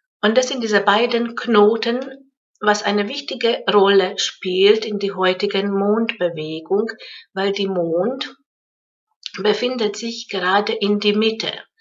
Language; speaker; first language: German; non-native, fluent; Hungarian